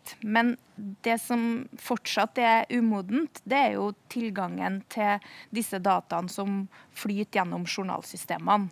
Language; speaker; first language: Norwegian; native; Norwegian